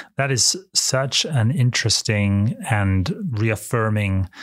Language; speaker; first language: English; native; English